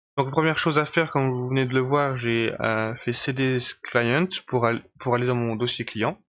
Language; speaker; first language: French; native; French